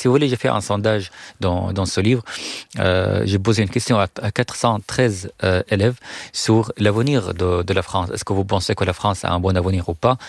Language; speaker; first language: French; non-native, fluent; Arabic